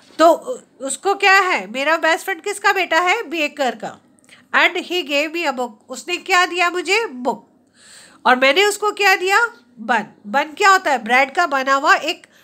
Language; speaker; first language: Hindi; native; Hindi